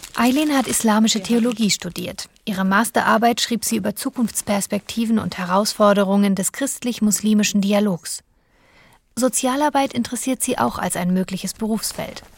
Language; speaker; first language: German; native; German